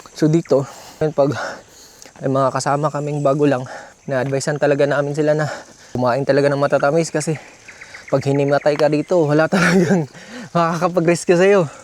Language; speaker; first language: Filipino; non-native, local second language; Cebuano